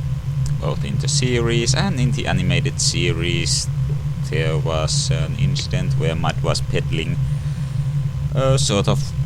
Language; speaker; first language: English; native; English